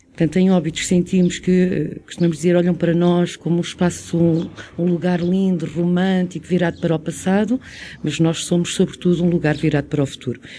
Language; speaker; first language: Portuguese; native; Portuguese